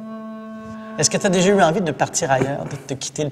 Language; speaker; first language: French; native; French